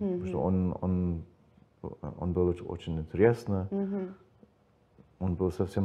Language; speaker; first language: Russian; non-native, learner; English